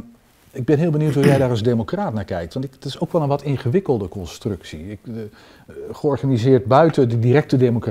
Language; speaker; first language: Dutch; native; Dutch